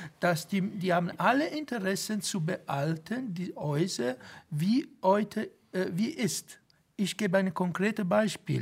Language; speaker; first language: German; non-native, fluent; Italian